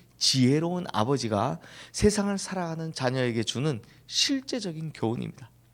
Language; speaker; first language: Korean; native; Korean